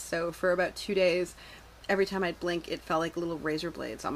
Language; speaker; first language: English; native; English